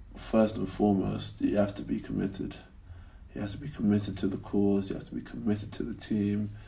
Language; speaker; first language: English; native; English